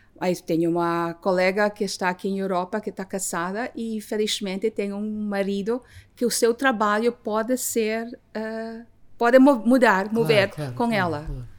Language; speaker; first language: Portuguese; non-native, learner; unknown